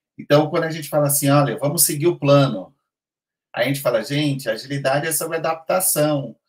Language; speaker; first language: Portuguese; native; Portuguese